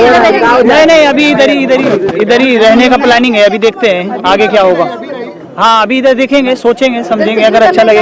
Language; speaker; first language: Hindi; non-native, local second language; Malayalam